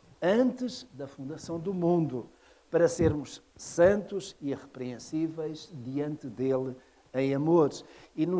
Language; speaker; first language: Portuguese; native; Portuguese